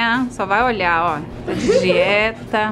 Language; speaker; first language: Portuguese; native; Portuguese